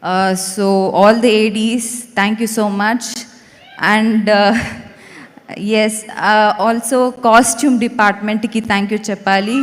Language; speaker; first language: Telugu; non-native, fluent; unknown